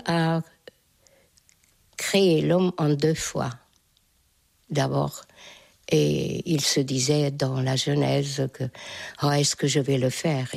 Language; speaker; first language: French; non-native, fluent; Hungarian